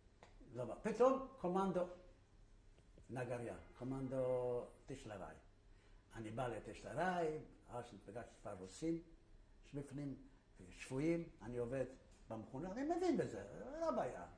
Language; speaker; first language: Hebrew; non-native, fluent; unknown